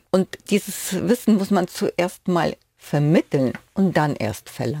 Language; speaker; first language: German; non-native, fluent; Ukrainian